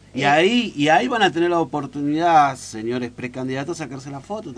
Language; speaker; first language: Spanish; native; Spanish